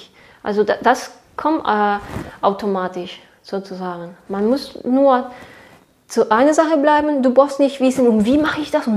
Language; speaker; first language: German; non-native, fluent; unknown